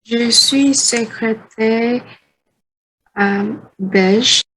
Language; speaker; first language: French; non-native, learner; Vietnamese